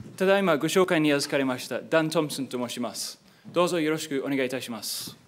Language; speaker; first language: Japanese; non-native, fluent; English